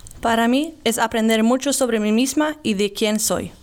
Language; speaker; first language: Spanish; non-native, learner; Swedish